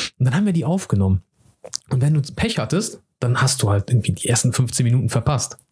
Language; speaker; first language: German; early bilingual, other home language; Turkish